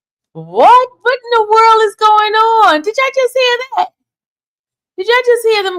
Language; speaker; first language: English; native; English